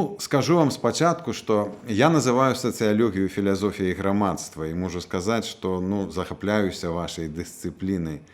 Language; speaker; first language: Belarusian; native; Belarusian